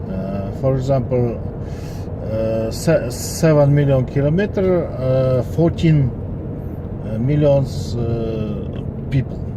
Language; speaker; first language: English; non-native, learner; Kazakh